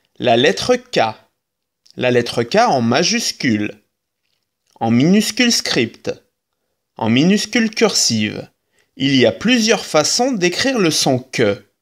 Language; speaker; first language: French; native; French